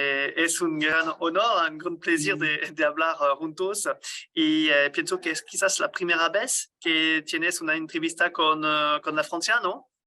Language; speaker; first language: Spanish; non-native, learner; French